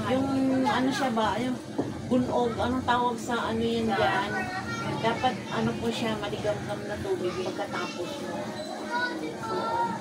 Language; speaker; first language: Filipino; non-native, local second language; Cebuano